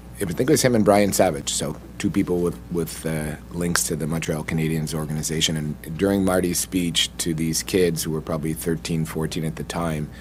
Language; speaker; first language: English; native; English